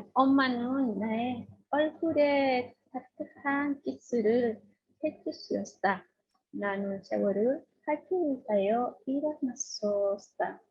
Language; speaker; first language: Korean; non-native, learner; Spanish